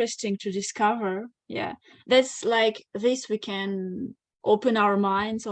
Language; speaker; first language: English; non-native, fluent; Russian